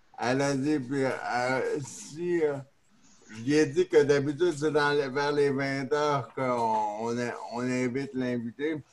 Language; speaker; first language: French; native; French